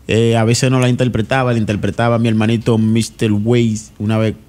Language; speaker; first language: Spanish; native; Spanish